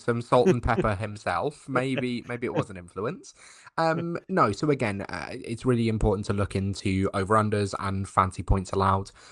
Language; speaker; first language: English; native; English